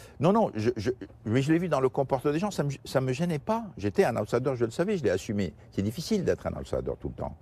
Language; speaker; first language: French; non-native, local second language; Portuguese